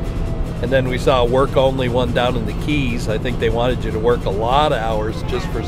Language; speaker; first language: English; native; English